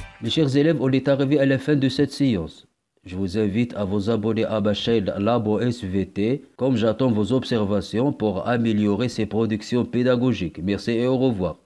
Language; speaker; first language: French; non-native, local second language; Arabic